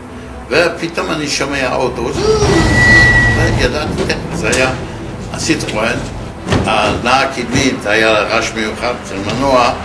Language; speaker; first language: Hebrew; non-native, fluent; French